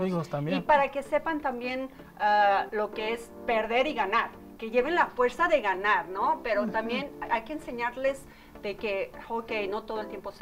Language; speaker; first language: Spanish; native; Spanish